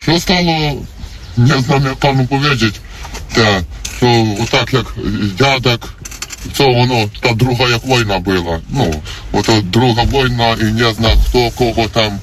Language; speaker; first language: Polish; non-native, learner; Ukrainian